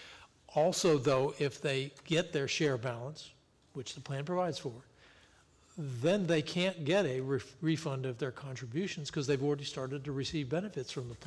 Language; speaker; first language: English; native; English